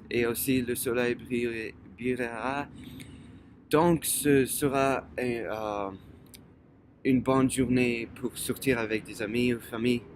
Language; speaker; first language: French; non-native, fluent; English